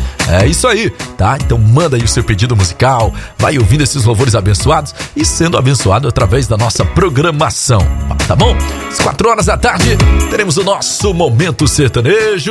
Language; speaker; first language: Portuguese; native; Portuguese